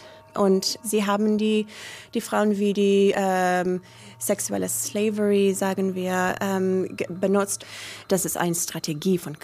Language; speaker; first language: German; non-native, learner; English